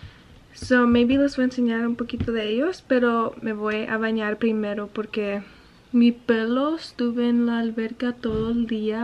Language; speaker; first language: Spanish; early bilingual, heritage; Spanish